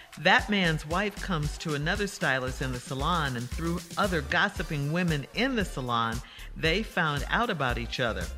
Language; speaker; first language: English; native; English